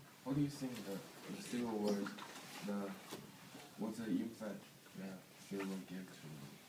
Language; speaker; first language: English; non-native, learner; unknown